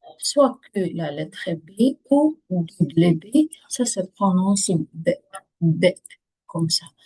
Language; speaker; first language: French; non-native, local second language; Arabic